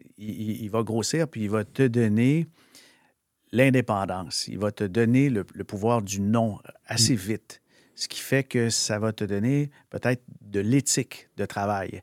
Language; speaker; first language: French; native; French